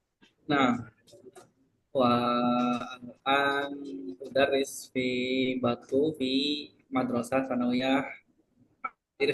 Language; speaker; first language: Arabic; non-native, learner; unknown